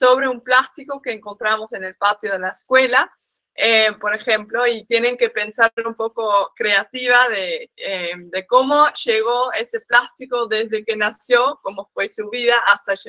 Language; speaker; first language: Spanish; non-native, fluent; Dutch